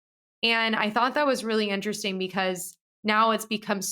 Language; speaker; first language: English; native; English